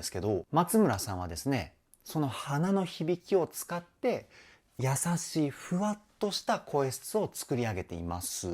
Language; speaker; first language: Japanese; native; Japanese